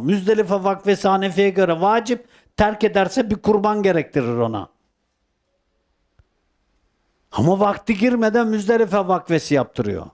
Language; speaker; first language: Turkish; native; Turkish